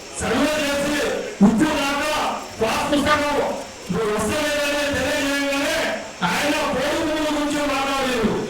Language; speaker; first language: Telugu; non-native, local second language; Lambadi